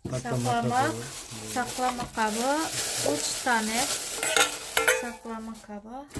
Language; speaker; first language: Turkish; non-native, learner; Indonesian